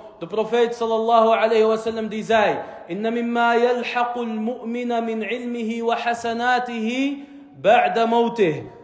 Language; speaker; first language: Dutch; early bilingual, other home language; Arabic